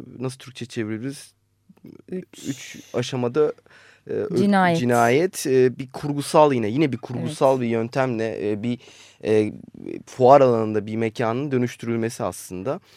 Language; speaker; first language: Turkish; native; Turkish